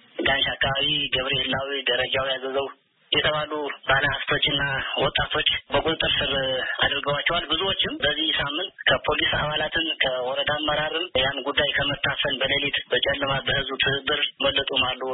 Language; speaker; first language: Amharic; native; Amharic